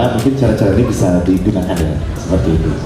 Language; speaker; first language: Indonesian; native; Indonesian